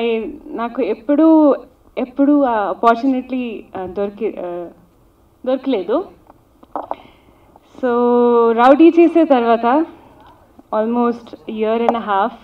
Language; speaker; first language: Telugu; non-native, local second language; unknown